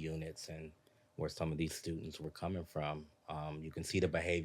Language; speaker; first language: English; native; English